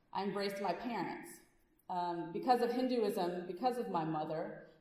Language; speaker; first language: English; early bilingual, other home language; Hindi